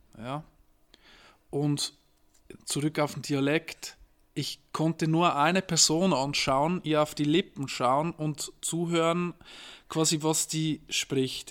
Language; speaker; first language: German; native; German